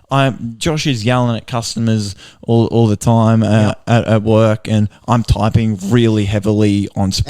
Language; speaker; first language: English; native; English